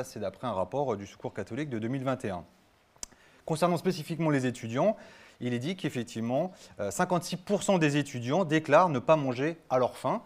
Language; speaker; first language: French; native; French